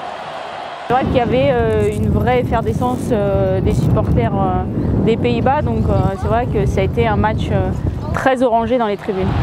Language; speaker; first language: French; native; French